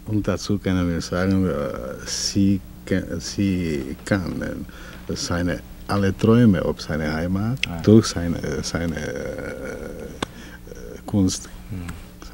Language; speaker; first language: German; non-native, fluent; Czech